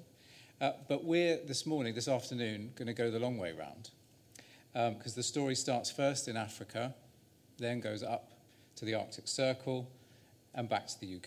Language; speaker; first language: English; native; English